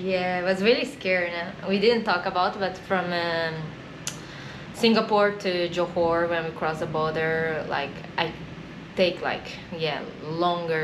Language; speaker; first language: English; non-native, fluent; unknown